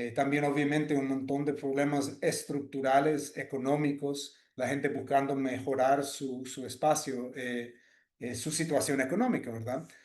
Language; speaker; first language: Spanish; non-native, fluent; English